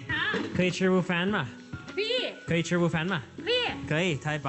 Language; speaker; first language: Chinese; non-native, fluent; English